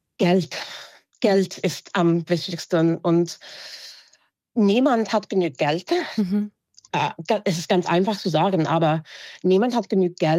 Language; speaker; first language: German; non-native, fluent; English